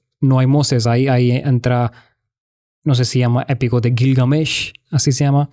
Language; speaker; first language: Spanish; non-native, fluent; Hindi